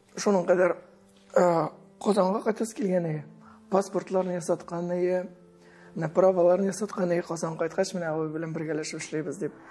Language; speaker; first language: Tatar; early bilingual, heritage; Tatar